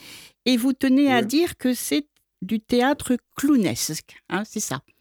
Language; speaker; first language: French; native; French